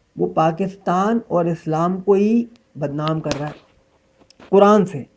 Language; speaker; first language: Urdu; native; Urdu